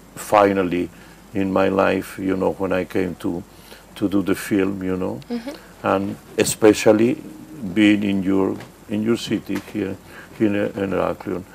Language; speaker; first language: English; non-native, fluent; Spanish